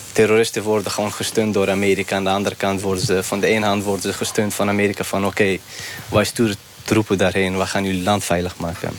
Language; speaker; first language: Dutch; early bilingual, other home language; Persian